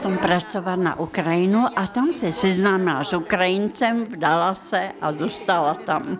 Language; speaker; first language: Czech; non-native, fluent; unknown